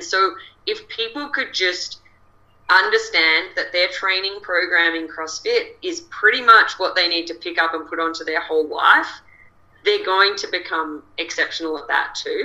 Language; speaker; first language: English; native; English